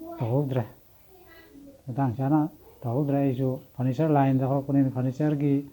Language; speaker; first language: Manipuri; native; Manipuri